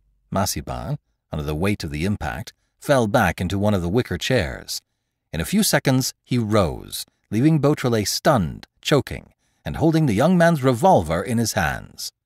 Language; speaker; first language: English; native; English